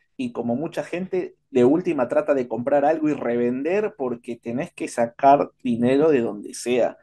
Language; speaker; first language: Spanish; native; Spanish